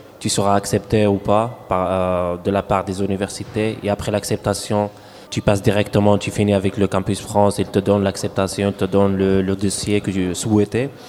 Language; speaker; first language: French; non-native, local second language; Arabic